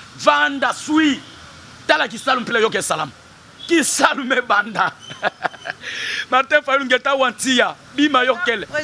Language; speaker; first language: Lingala; non-native, local second language; Kituba (Democratic Republic of Congo)